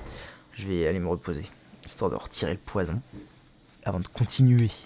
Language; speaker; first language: French; native; French